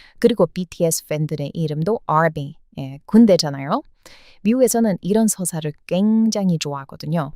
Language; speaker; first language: Korean; non-native, fluent; English